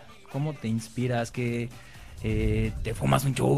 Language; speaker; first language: Spanish; native; Spanish